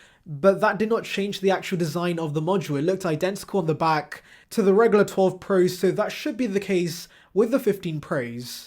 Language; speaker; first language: English; native; English